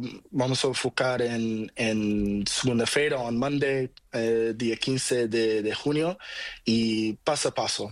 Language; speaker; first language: Spanish; non-native, learner; Portuguese